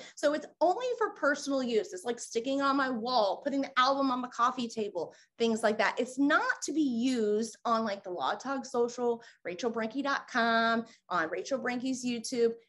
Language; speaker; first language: English; native; English